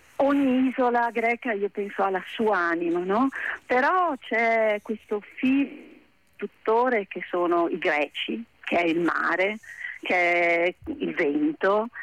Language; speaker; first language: Italian; native; Italian